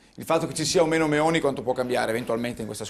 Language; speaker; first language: Italian; native; Italian